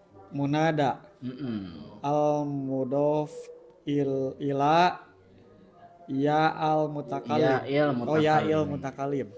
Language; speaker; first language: Arabic; non-native, learner; Indonesian